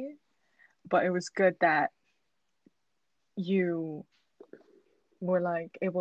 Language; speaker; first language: English; early bilingual, other home language; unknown